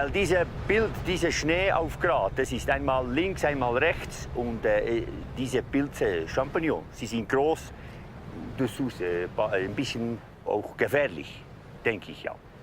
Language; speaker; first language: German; non-native, learner; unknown